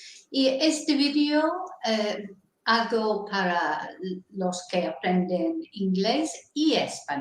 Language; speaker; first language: Spanish; non-native, fluent; English